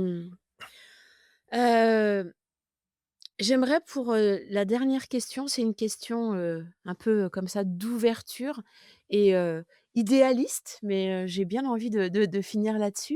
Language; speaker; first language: French; native; French